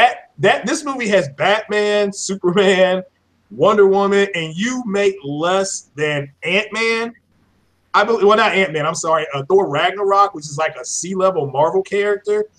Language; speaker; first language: English; native; English